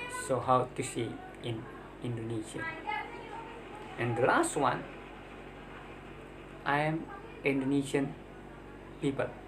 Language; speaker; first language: English; non-native, learner; Indonesian